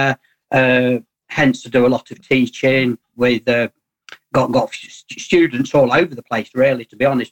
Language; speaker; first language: English; native; English